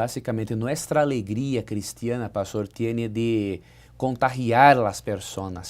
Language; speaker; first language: Spanish; non-native, fluent; Portuguese